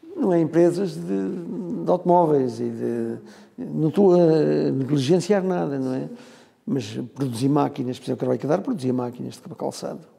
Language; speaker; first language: Portuguese; native; Portuguese